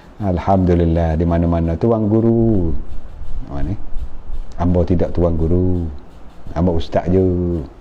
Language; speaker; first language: Malay; native; Malay